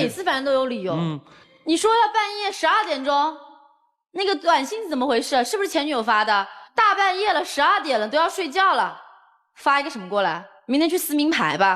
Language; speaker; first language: Chinese; native; Chinese